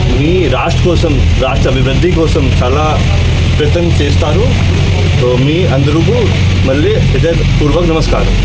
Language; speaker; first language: Telugu; non-native, learner; Hindi